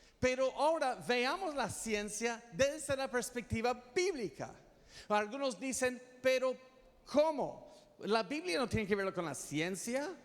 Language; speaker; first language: Spanish; non-native, fluent; English